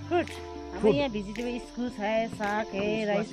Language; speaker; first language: Hindi; non-native, local second language; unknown